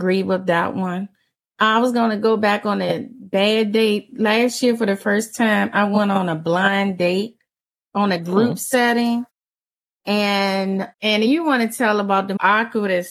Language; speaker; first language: English; native; English